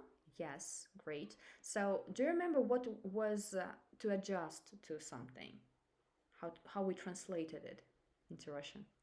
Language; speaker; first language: English; non-native, fluent; Russian